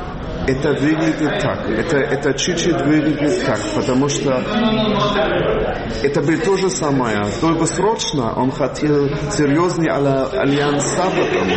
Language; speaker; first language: Russian; non-native, fluent; German